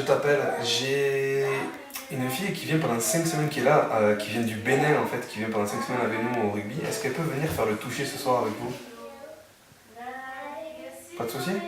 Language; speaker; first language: French; native; French